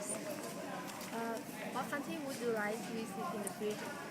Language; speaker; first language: English; non-native, learner; Thai